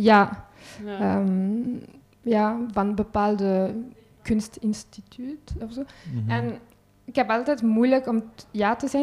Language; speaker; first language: Dutch; non-native, local second language; French